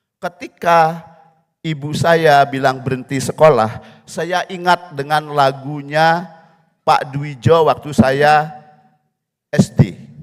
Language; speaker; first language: Indonesian; non-native, local second language; Balinese